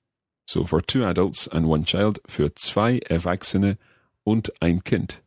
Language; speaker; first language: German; non-native, learner; English